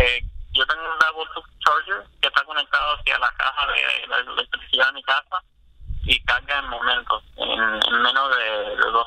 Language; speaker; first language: Spanish; early bilingual, other home language; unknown